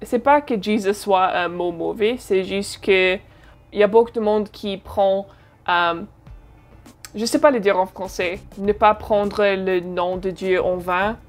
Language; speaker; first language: French; non-native, fluent; English